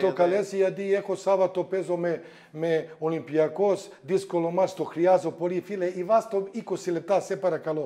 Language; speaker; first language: Greek; non-native, fluent; Serbian